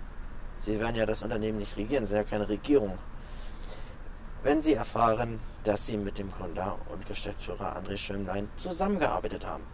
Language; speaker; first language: German; native; German